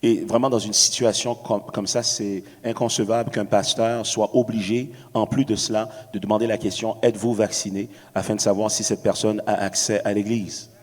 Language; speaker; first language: French; native; French